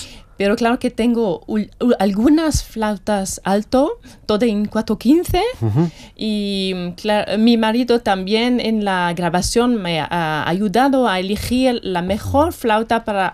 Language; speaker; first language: Spanish; non-native, fluent; German